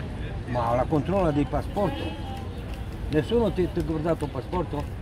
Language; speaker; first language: Italian; non-native, learner; Serbian